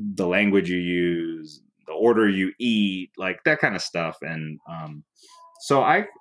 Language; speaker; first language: English; native; English